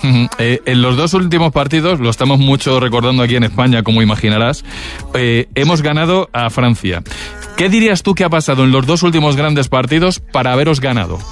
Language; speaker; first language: Spanish; native; Spanish